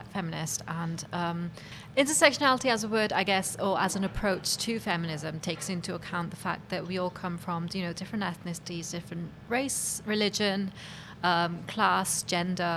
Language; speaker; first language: English; native; English